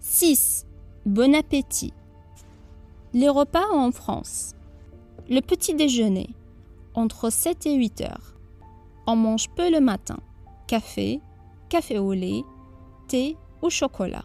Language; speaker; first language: French; non-native, fluent; Arabic